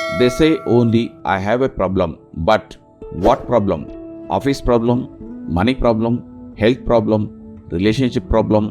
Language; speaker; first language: English; non-native, local second language; Telugu